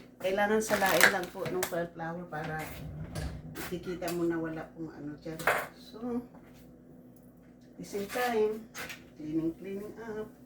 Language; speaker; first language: Filipino; non-native, local second language; Cebuano